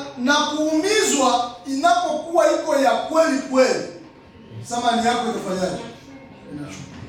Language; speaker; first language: Swahili; non-native, local second language; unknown